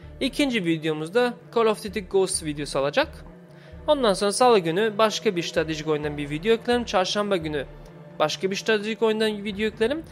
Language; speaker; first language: Turkish; early bilingual, heritage; Turkish